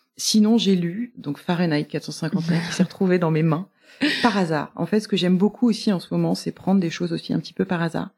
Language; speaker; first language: French; native; French